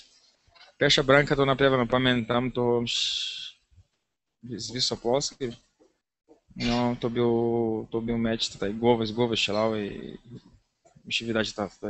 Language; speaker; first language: Polish; non-native, learner; Portuguese